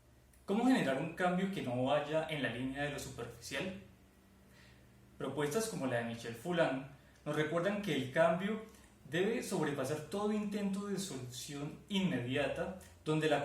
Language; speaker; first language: Spanish; native; Spanish